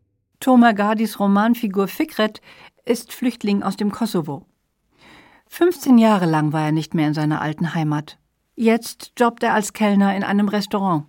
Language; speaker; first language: German; native; German